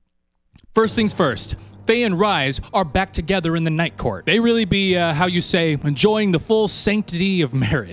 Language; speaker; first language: English; native; English